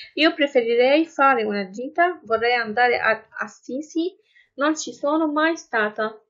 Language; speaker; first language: Italian; non-native, fluent; Arabic